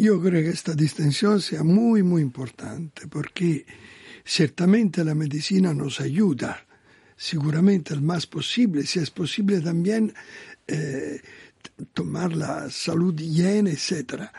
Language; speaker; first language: Spanish; non-native, learner; Italian